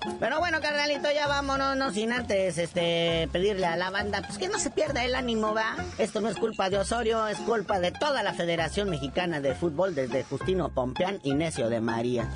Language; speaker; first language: Spanish; native; Spanish